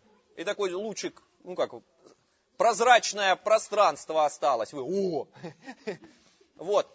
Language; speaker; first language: Russian; native; Russian